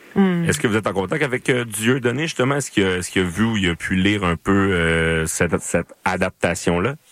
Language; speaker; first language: French; native; French